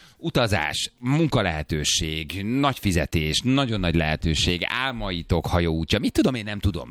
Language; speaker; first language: Hungarian; native; Hungarian